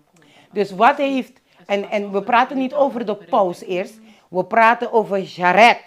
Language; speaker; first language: Dutch; non-native, local second language; Papiamento